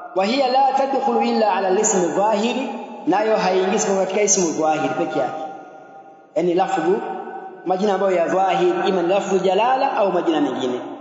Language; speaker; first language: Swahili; native; Swahili